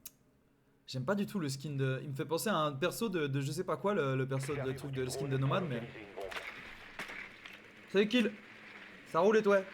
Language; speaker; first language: French; native; French